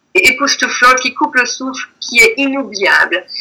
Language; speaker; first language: French; native; French